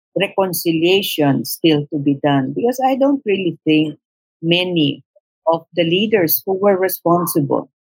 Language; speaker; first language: English; non-native, local second language; Tausug